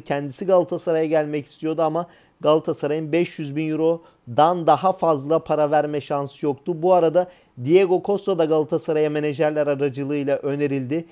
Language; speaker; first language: Turkish; native; Turkish